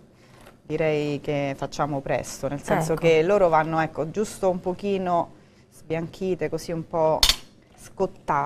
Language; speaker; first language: Italian; native; Italian